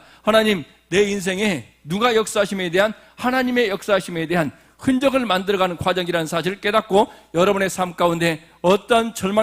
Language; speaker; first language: Korean; native; Korean